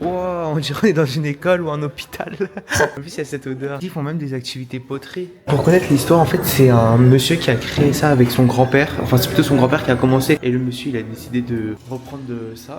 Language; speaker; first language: French; native; French